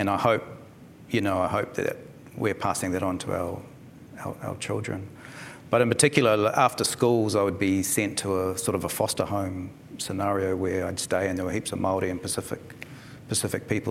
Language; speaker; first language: English; native; English